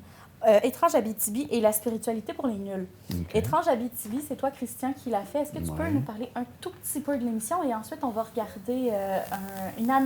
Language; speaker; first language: French; native; French